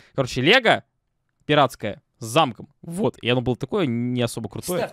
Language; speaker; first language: Russian; native; Russian